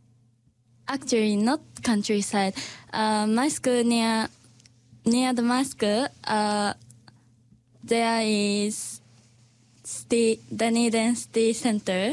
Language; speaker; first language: English; non-native, learner; Japanese